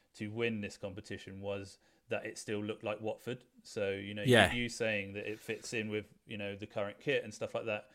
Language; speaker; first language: English; native; English